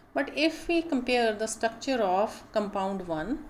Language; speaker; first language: English; non-native, local second language; Punjabi